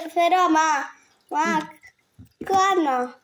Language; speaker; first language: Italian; early bilingual, other home language; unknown